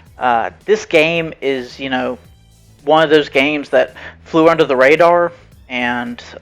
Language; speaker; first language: English; native; English